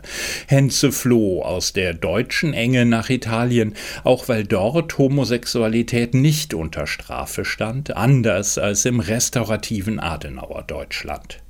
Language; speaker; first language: German; native; German